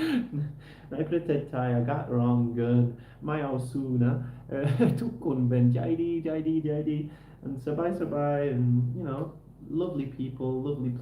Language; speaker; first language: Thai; non-native, learner; English